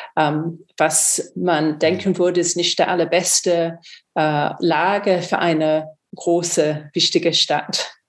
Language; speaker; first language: German; non-native, fluent; English